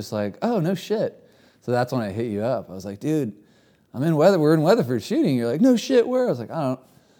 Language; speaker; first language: English; native; English